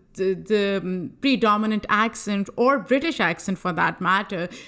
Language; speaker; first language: English; non-native, local second language; Urdu